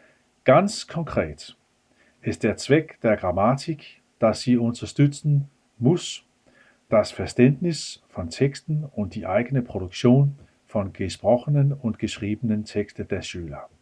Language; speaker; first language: German; non-native, fluent; Danish